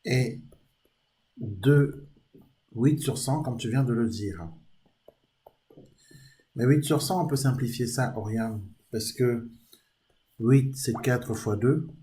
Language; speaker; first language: French; native; French